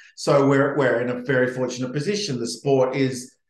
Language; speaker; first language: English; native; English